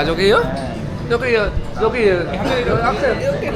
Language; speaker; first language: Korean; non-native, learner; Indonesian